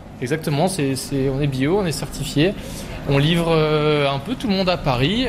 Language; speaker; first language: French; native; French